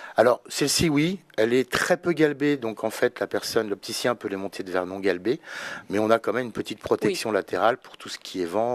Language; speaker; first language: French; native; French